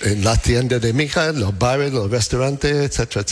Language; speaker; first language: Spanish; non-native, learner; English